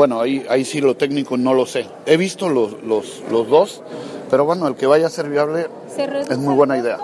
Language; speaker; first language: Spanish; native; Spanish